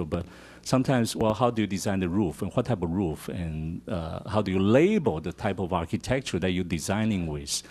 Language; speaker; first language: English; non-native, fluent; Chinese